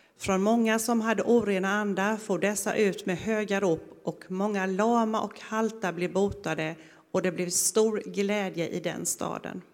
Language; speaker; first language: Swedish; native; Swedish